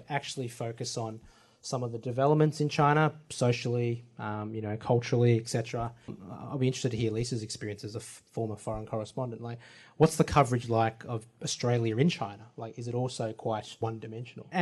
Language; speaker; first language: English; native; English